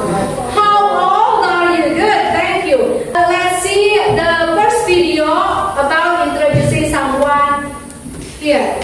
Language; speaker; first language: English; non-native, fluent; Indonesian